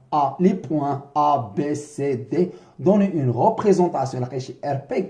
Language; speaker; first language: French; non-native, local second language; Arabic